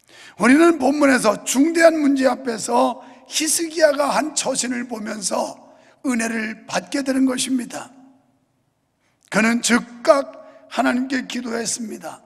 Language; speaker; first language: Korean; native; Korean